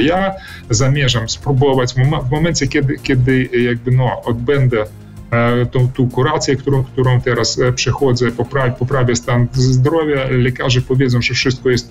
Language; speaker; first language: Polish; early bilingual, heritage; Polish